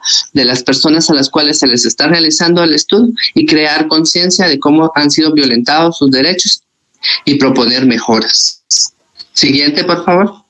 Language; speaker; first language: Spanish; native; Spanish